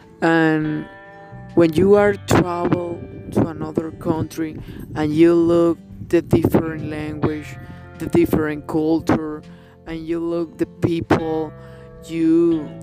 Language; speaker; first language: English; non-native, learner; Spanish